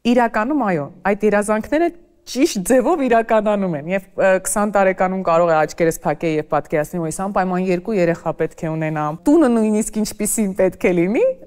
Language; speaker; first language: Armenian; native; Armenian